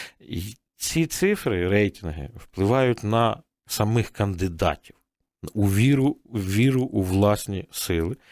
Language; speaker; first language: Ukrainian; native; Ukrainian